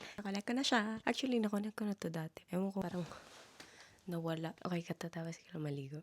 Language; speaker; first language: Filipino; non-native, local second language; Cebuano